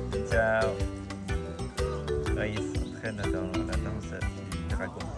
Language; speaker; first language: French; non-native, fluent; Vietnamese